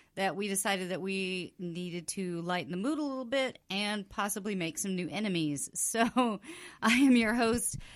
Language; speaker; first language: English; native; English